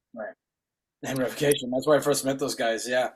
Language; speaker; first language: English; native; English